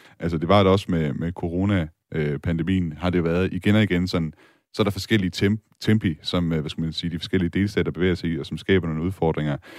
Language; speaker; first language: Danish; native; Danish